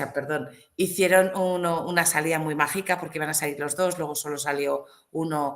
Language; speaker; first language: Spanish; native; Spanish